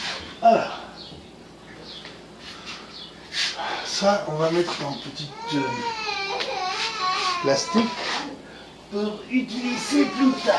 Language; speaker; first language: French; non-native, fluent; Spanish